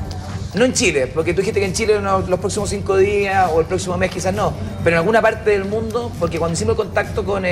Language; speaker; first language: Spanish; native; Spanish